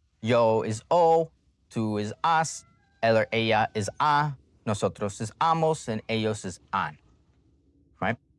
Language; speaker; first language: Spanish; non-native, fluent; English